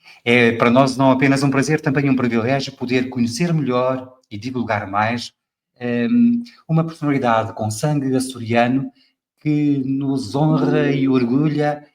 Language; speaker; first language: Portuguese; native; Portuguese